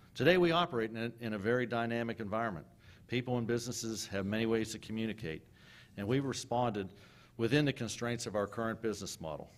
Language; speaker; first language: English; native; English